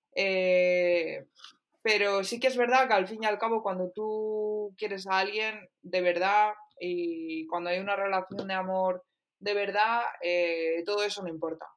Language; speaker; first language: Spanish; native; Spanish